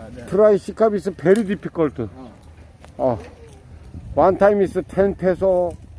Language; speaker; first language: English; non-native, learner; Korean